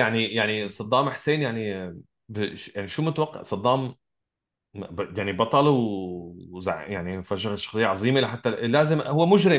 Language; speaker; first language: Arabic; native; Arabic